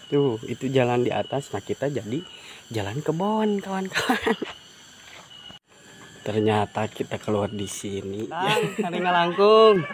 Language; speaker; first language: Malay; non-native, local second language; Sundanese